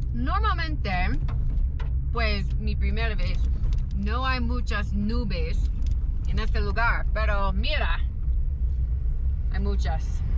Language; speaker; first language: Spanish; non-native, learner; English